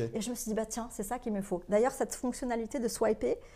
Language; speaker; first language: French; non-native, local second language; Arabic